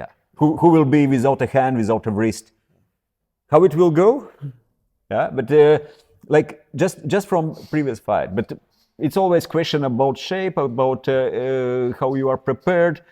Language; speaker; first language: English; non-native, fluent; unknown